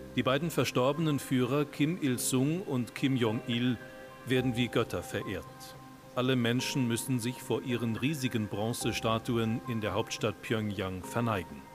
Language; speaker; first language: German; native; German